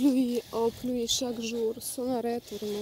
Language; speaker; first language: French; non-native, learner; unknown